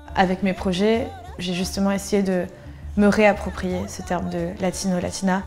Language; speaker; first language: French; early bilingual, other home language; Spanish